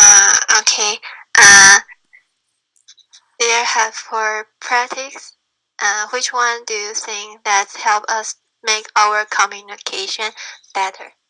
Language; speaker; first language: English; non-native, learner; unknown